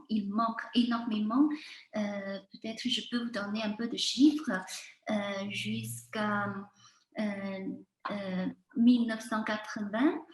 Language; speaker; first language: French; non-native, fluent; Chinese